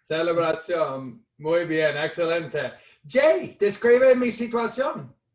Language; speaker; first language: Spanish; non-native, fluent; English